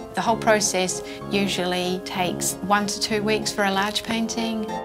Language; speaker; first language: English; native; English